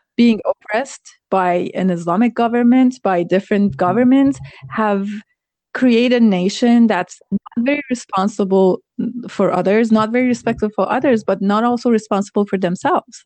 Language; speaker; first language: English; non-native, fluent; Persian